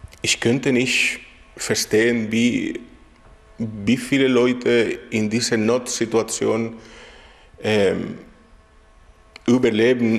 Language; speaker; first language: German; non-native, learner; Spanish